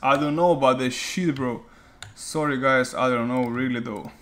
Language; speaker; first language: English; non-native, learner; Lithuanian